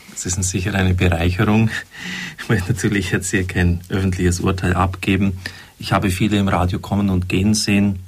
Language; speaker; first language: German; native; German